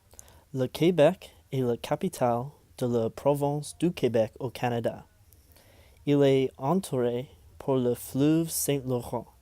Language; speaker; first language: French; non-native, learner; English